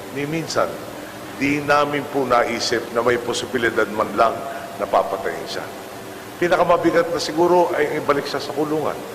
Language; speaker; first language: Filipino; native; Filipino